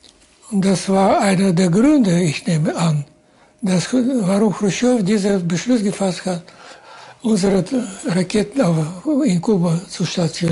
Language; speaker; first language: German; non-native, fluent; Russian